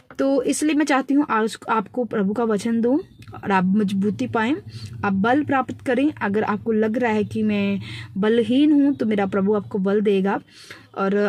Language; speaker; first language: Hindi; non-native, local second language; Punjabi